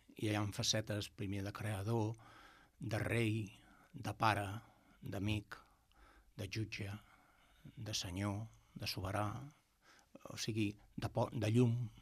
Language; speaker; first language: Catalan; non-native, local second language; Spanish